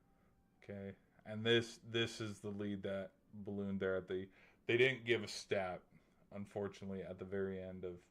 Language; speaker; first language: English; native; English